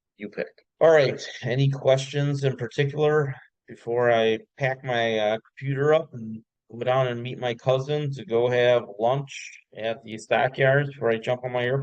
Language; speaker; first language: English; native; English